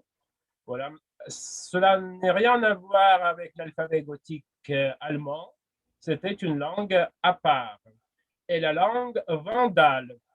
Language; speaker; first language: French; non-native, fluent; Russian